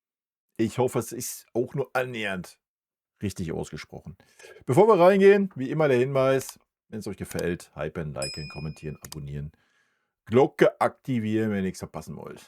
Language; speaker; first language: German; native; German